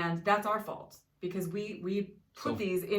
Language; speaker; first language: English; native; English